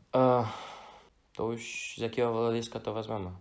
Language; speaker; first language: Czech; non-native, fluent; Russian